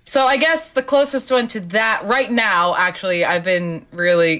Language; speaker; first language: English; non-native, fluent; Slovenian